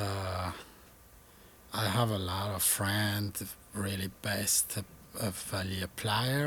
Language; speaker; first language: English; non-native, learner; Malagasy